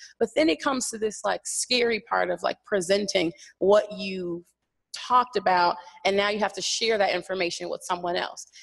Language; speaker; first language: English; native; English